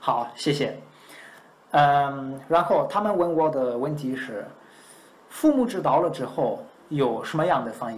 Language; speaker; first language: Chinese; non-native, fluent; Italian